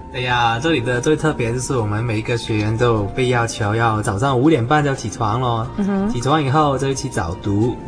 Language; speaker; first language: Chinese; non-native, local second language; Cantonese